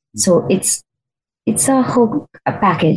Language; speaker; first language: English; non-native, local second language; Filipino